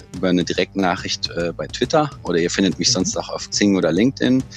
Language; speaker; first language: German; native; German